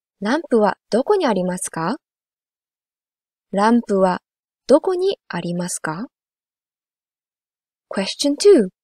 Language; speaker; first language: Japanese; non-native, fluent; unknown